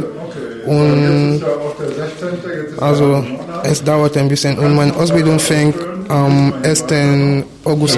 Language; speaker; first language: German; non-native, learner; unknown